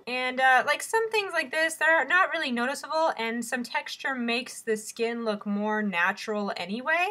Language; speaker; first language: English; native; English